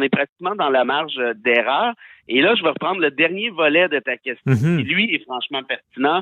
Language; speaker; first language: French; native; French